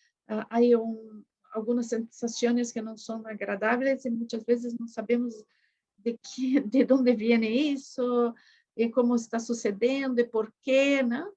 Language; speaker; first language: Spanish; non-native, fluent; Portuguese